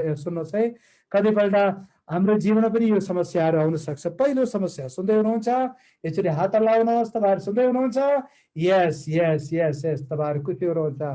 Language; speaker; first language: Nepali; non-native, fluent; Malayalam